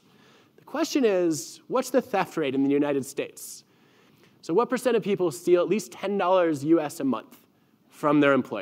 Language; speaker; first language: English; native; English